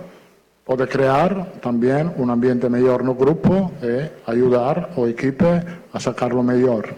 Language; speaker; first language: Portuguese; non-native, fluent; Italian